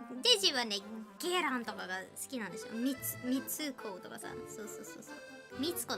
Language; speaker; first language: Japanese; native; Japanese